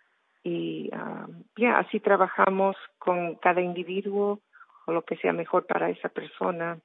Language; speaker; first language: Spanish; early bilingual, heritage; Spanish